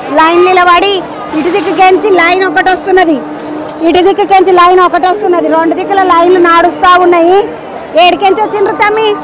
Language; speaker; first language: Telugu; native; Telugu